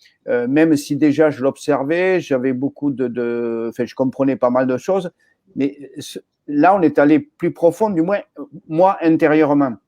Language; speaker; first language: French; native; French